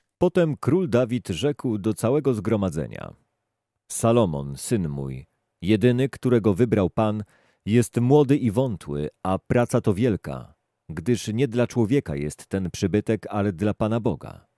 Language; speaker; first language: Polish; native; Polish